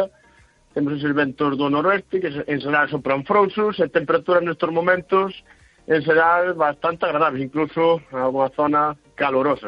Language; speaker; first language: Spanish; non-native, local second language; Galician